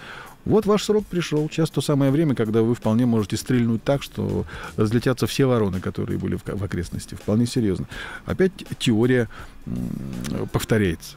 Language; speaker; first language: Russian; native; Russian